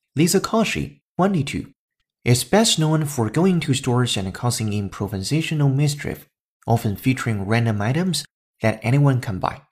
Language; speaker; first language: English; non-native, fluent; Chinese